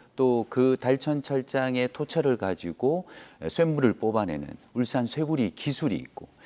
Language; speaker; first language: Korean; native; Korean